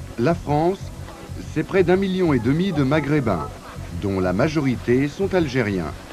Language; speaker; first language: French; native; French